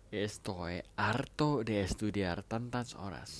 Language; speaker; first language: Spanish; non-native, fluent; Thai